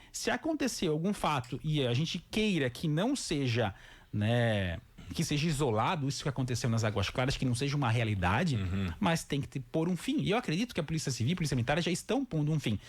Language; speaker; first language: Portuguese; native; Portuguese